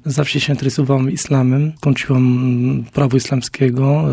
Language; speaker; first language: Polish; non-native, learner; Arabic